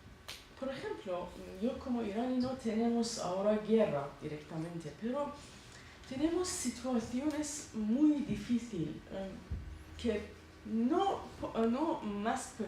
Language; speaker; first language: Spanish; non-native, learner; Persian